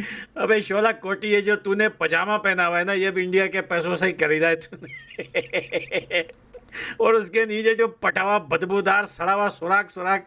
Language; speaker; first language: Hindi; native; Hindi